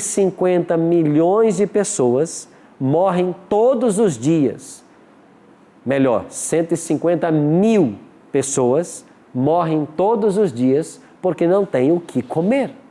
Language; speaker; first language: Portuguese; native; Portuguese